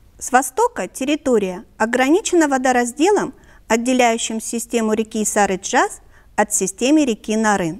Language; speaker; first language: Russian; non-native, local second language; Kyrgyz